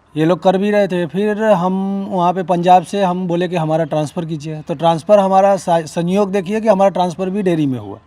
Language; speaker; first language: Hindi; native; Hindi